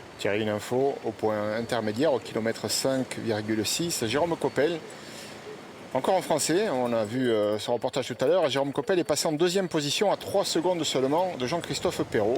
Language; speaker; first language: French; native; French